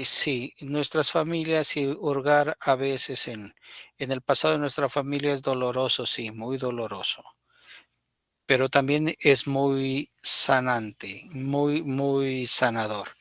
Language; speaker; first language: Spanish; native; Spanish